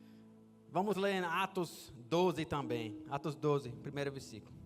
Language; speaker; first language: Portuguese; non-native, fluent; English